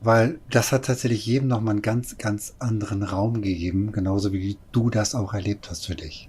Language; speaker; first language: German; native; German